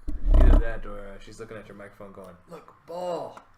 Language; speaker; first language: English; native; English